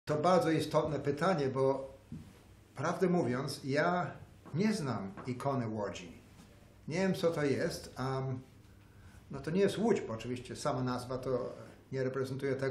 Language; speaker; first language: Polish; early bilingual, heritage; Polish